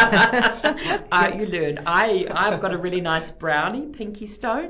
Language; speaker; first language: English; native; English